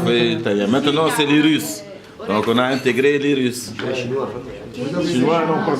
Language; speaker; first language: French; non-native, local second language; Arabic